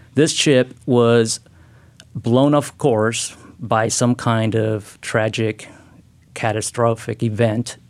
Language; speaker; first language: English; non-native, fluent; Spanish